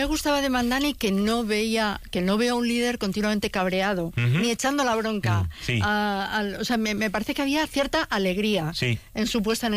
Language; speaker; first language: Spanish; native; Spanish